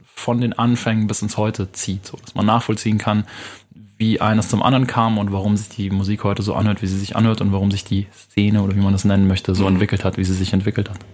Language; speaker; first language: German; native; German